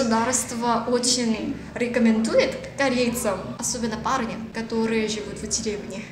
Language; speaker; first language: Russian; non-native, learner; Korean